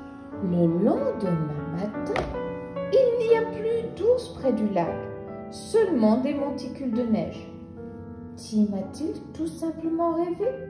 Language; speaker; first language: French; native; French